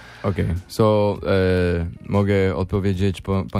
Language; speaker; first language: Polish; non-native, learner; English